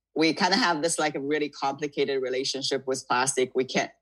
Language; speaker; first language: English; non-native, fluent; Chinese